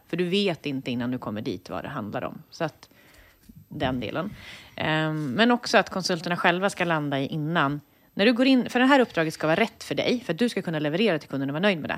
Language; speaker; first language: Swedish; native; Swedish